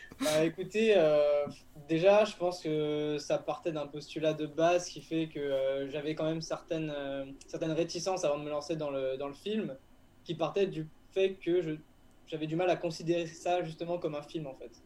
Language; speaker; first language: French; native; French